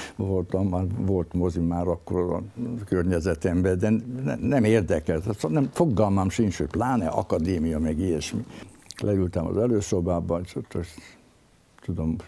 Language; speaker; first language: Hungarian; non-native, local second language; Croatian